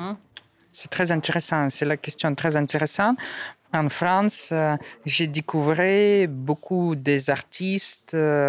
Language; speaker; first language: French; non-native, learner; Russian